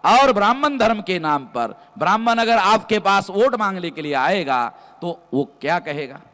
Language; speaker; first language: Hindi; non-native, local second language; Marathi